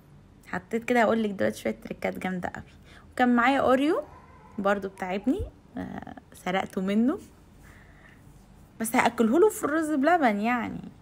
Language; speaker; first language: Arabic; native; Arabic